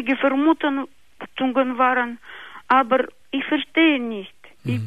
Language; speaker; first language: German; non-native, local second language; Russian